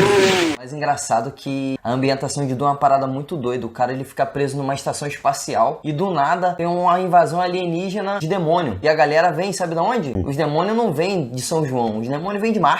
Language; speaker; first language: Portuguese; native; Portuguese